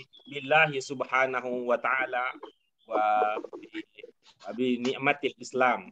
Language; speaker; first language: Arabic; non-native, fluent; Indonesian